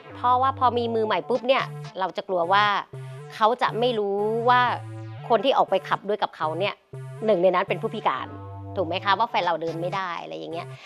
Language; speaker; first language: Thai; native; Thai